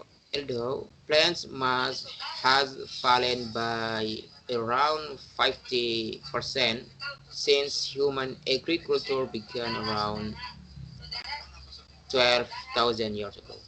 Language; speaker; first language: English; non-native, learner; Indonesian